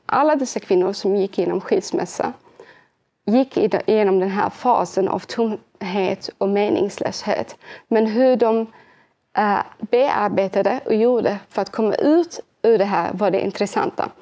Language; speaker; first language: Swedish; early bilingual, other home language; Arabic